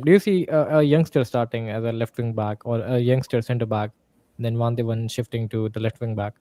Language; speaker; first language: English; non-native, fluent; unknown